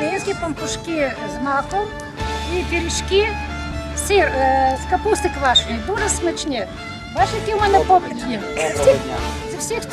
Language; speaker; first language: Ukrainian; early bilingual, heritage; Ukrainian